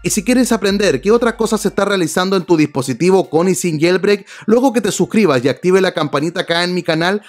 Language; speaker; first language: Spanish; native; Spanish